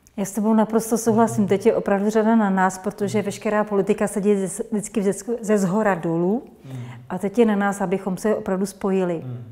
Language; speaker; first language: Czech; native; Czech